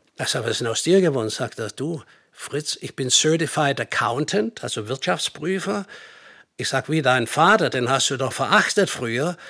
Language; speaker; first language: German; native; German